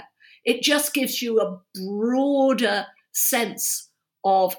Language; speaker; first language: English; native; English